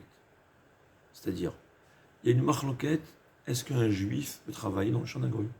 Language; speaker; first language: French; native; French